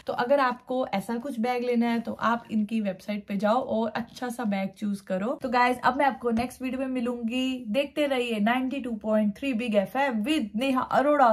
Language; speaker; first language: Hindi; native; Hindi